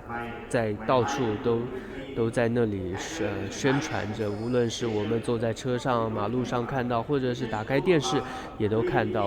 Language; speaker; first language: Chinese; native; Chinese